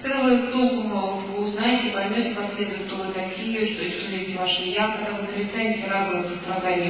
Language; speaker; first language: Russian; native; Russian